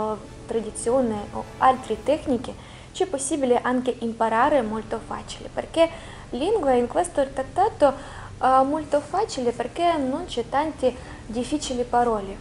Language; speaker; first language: Italian; non-native, learner; Russian